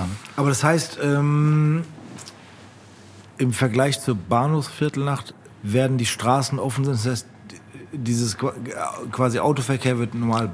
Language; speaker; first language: German; native; German